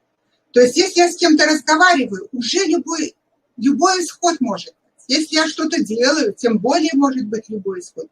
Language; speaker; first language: Russian; native; Russian